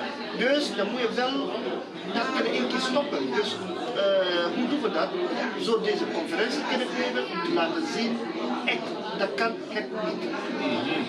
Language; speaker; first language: Dutch; non-native, learner; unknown